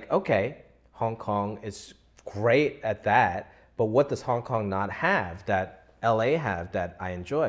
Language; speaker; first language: English; non-native, local second language; Wu Chinese